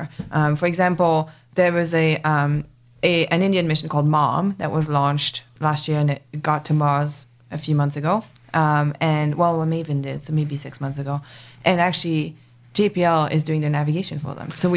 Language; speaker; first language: English; non-native, local second language; French